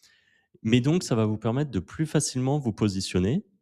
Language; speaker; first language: French; native; French